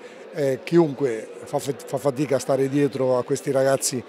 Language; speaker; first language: Italian; native; Italian